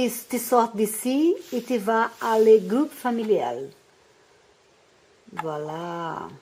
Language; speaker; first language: French; non-native, learner; Portuguese